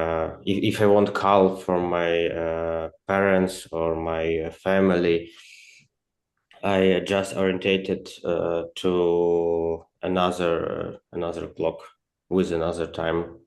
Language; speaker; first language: English; non-native, learner; Ukrainian